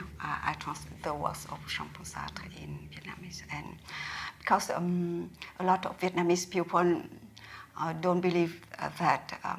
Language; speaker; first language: English; non-native, learner; Vietnamese